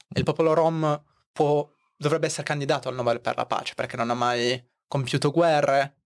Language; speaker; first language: Italian; native; Italian